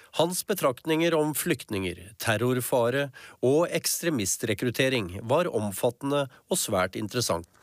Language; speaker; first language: Norwegian; native; Norwegian